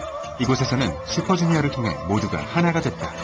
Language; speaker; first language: Korean; native; Korean